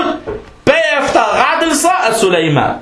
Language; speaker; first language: Danish; early bilingual, other home language; Arabic